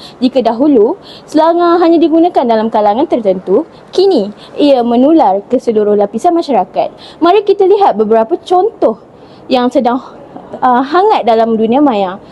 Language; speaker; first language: Malay; native; Malay